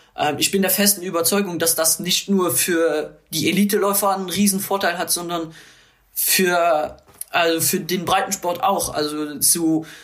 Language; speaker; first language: German; non-native, local second language; Luxembourgish